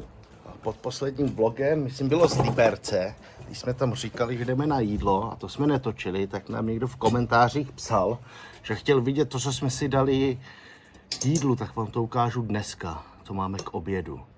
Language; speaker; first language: Czech; native; Czech